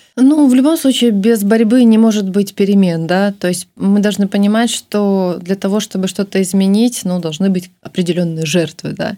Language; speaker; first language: Russian; native; Russian